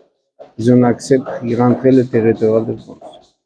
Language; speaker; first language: French; non-native, learner; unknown